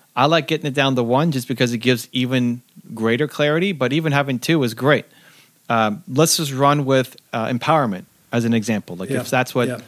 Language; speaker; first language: English; native; English